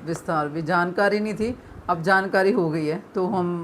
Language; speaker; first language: Hindi; non-native, local second language; Punjabi